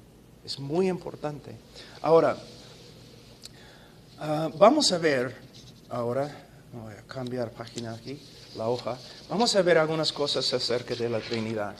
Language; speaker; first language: Spanish; non-native, fluent; English